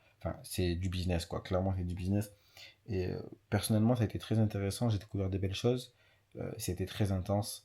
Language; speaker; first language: French; native; French